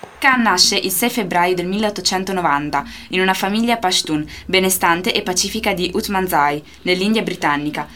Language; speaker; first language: Italian; native; Italian